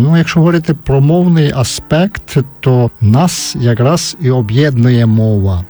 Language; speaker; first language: Ukrainian; native; Ukrainian